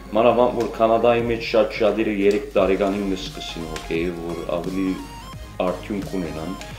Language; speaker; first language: Armenian; early bilingual, heritage; Armenian